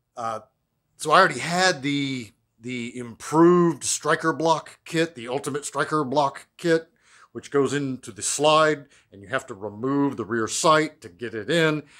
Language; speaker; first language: English; native; English